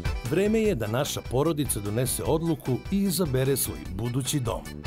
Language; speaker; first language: Serbian; native; Serbian